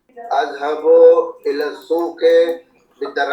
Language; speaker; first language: Arabic; non-native, learner; Urdu